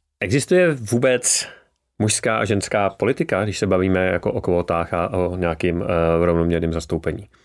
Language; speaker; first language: Czech; native; Czech